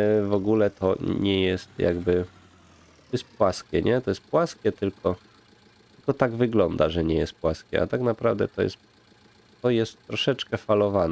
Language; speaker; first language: Polish; native; Polish